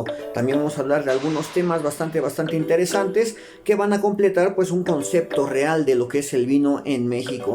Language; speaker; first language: Spanish; native; Spanish